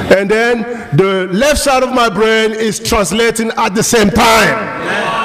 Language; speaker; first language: English; non-native, local second language; French